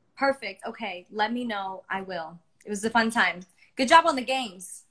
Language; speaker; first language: English; early bilingual, other home language; Spanish